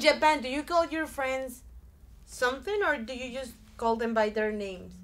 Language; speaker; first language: English; non-native, fluent; Spanish